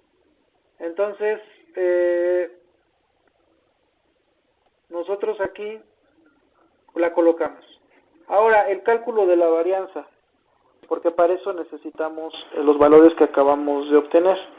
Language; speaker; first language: Spanish; native; Spanish